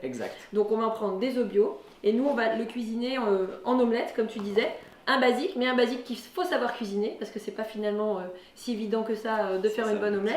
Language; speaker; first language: French; native; French